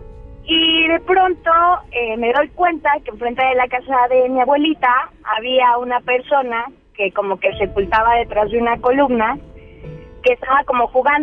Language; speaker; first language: Spanish; native; Spanish